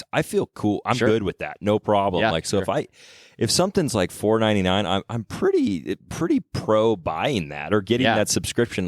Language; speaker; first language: English; native; English